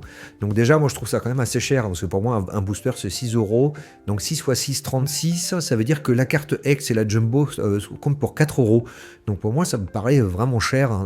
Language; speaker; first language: French; native; French